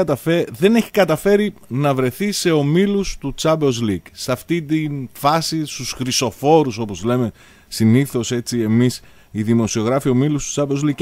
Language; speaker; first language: Greek; native; Greek